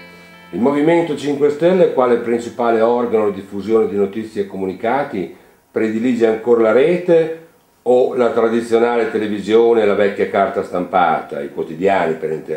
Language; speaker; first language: Italian; native; Italian